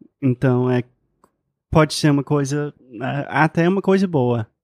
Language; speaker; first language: Portuguese; non-native, fluent; English